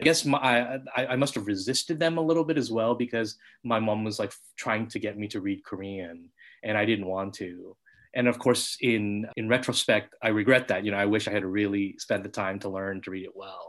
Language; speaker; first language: English; native; English